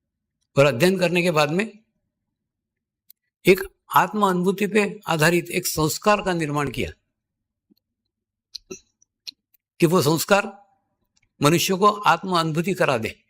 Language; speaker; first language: Hindi; native; Hindi